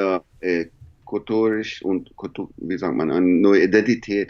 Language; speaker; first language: German; non-native, learner; English